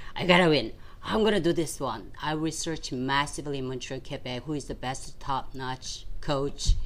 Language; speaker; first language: English; non-native, fluent; Korean